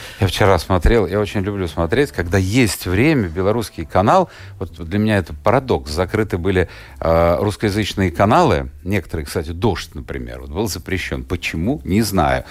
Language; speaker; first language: Russian; native; Russian